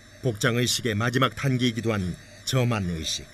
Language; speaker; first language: Korean; native; Korean